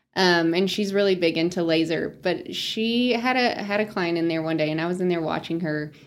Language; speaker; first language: English; native; English